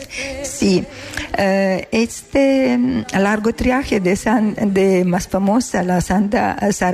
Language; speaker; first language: Spanish; non-native, learner; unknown